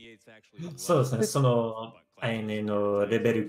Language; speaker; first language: Japanese; non-native, learner; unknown